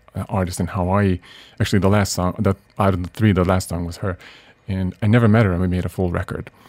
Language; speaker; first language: English; non-native, fluent; Hungarian